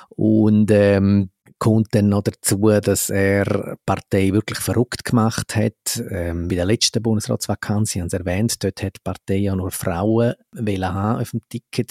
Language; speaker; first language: German; native; German